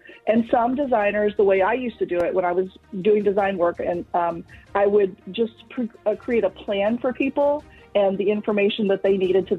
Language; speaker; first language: English; native; English